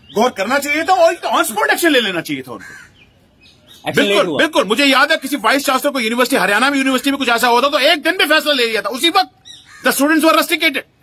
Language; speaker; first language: Hindi; native; Hindi